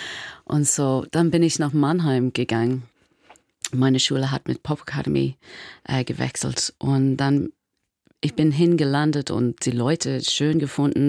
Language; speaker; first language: German; non-native, fluent; English